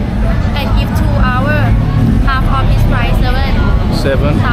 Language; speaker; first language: English; non-native, learner; Thai